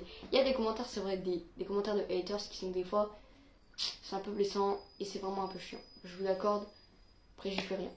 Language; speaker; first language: French; native; French